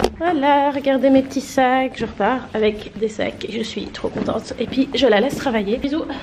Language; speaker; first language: French; native; French